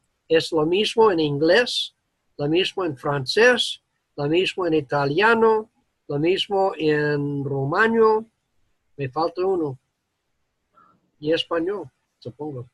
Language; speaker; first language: Spanish; non-native, learner; English